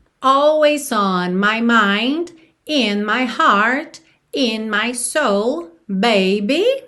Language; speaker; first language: English; non-native, fluent; Portuguese